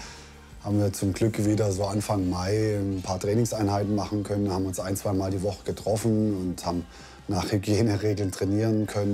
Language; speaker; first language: German; native; German